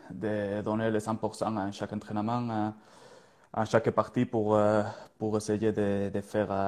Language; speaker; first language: French; non-native, learner; Spanish